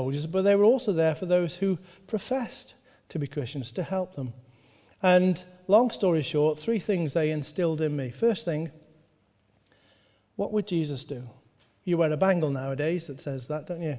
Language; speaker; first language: English; native; English